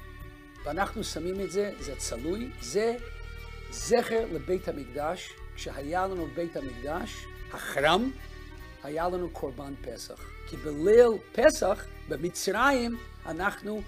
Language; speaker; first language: Hebrew; non-native, fluent; Russian